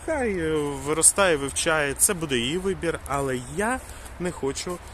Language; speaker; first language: Ukrainian; non-native, local second language; Russian